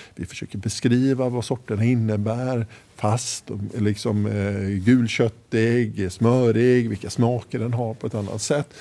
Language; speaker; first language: Swedish; native; Swedish